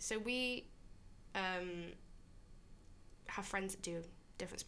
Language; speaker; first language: English; native; English